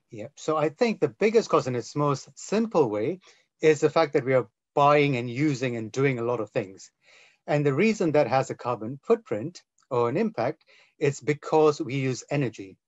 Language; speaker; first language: English; non-native, local second language; Tamil